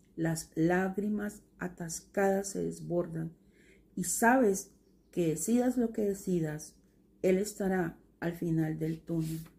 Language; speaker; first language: Spanish; native; Spanish